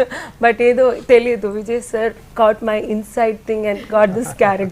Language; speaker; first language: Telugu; non-native, learner; Malayalam